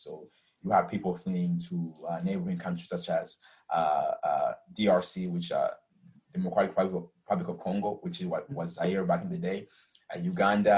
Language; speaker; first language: English; early bilingual, other home language; Rundi